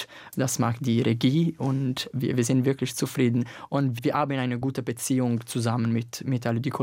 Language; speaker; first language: German; non-native, fluent; Italian